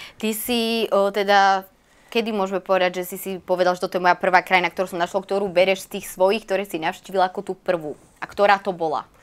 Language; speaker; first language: Slovak; native; Slovak